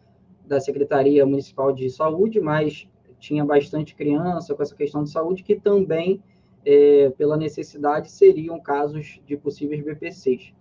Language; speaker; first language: Portuguese; native; Portuguese